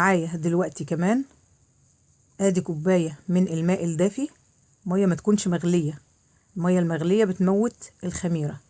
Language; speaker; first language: Arabic; native; Arabic